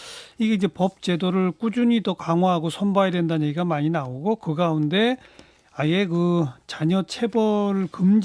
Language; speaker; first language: Korean; native; Korean